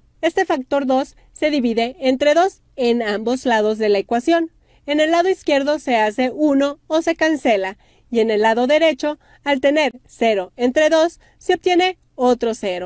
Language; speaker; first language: Spanish; native; Spanish